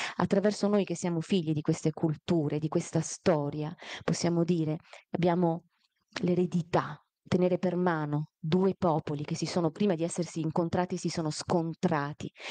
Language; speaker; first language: Italian; early bilingual, other home language; Amharic